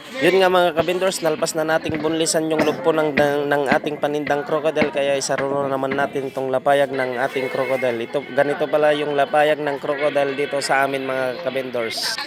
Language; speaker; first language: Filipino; non-native, local second language; Iloko